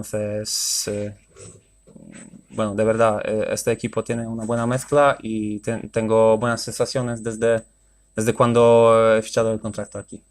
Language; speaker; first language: Spanish; non-native, fluent; Polish